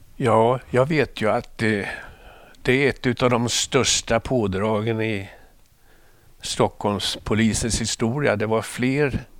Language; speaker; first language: Swedish; native; Swedish